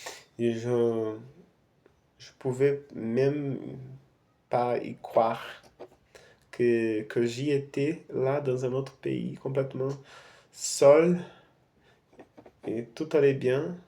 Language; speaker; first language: French; non-native, fluent; Portuguese